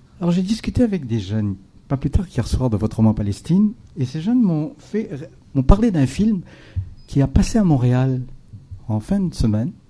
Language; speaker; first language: French; native; French